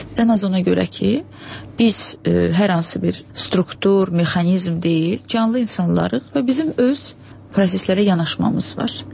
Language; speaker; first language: Azerbaijani; native; Azerbaijani